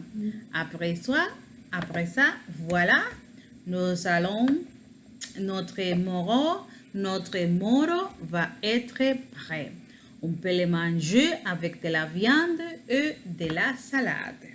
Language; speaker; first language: French; non-native, learner; Spanish